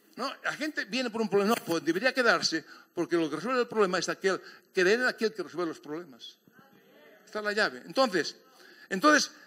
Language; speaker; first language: Spanish; native; Spanish